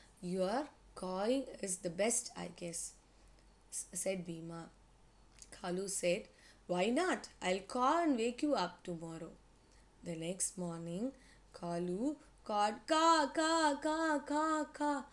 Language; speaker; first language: English; non-native, local second language; Tamil